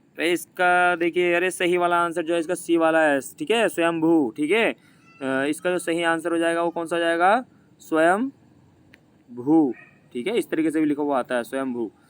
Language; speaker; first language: Hindi; native; Hindi